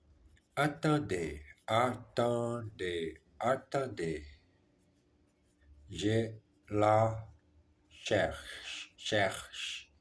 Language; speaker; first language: French; non-native, learner; Portuguese